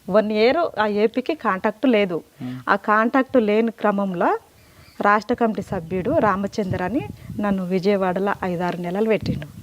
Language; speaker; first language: Telugu; native; Telugu